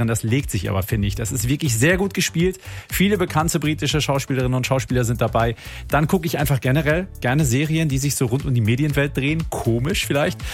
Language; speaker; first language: German; native; German